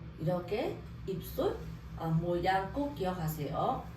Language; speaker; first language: Korean; non-native, learner; Vietnamese